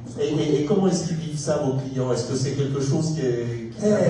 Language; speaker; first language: French; native; French